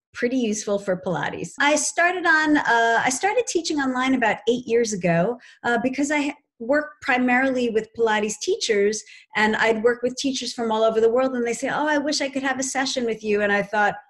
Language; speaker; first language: English; native; English